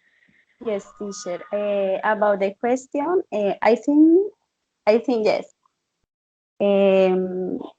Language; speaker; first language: English; non-native, learner; Spanish